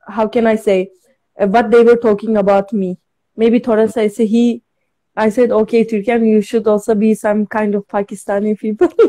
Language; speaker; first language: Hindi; non-native, learner; Turkish